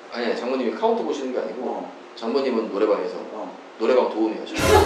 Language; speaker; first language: Korean; native; Korean